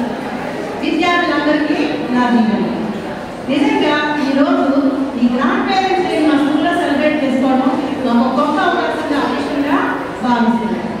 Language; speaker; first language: Telugu; native; Telugu